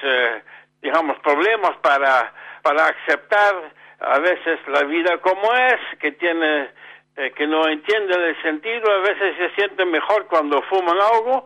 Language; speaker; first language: Spanish; non-native, fluent; Dutch